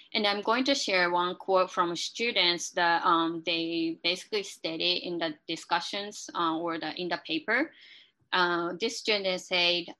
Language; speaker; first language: English; non-native, fluent; Japanese